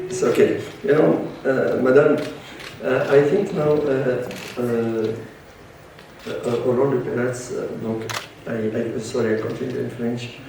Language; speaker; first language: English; non-native, learner; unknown